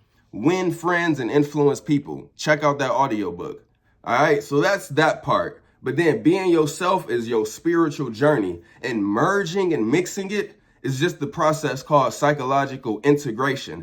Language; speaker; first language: English; native; English